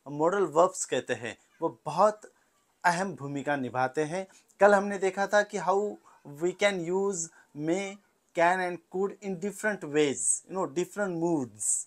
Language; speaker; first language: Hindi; non-native, local second language; Marathi